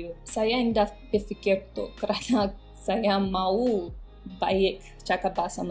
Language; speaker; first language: Indonesian; non-native, local second language; English